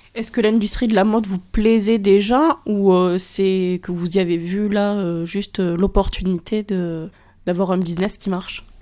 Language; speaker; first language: French; native; French